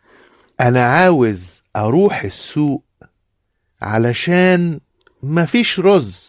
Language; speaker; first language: Arabic; non-native, learner; English